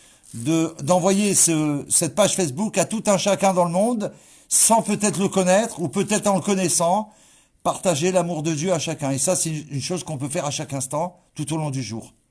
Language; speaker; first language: French; native; French